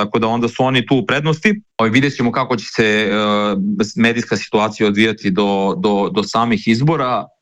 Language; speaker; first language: Serbian; native; Serbian